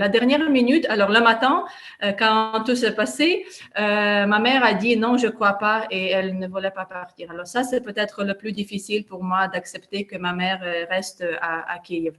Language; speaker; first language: French; non-native, fluent; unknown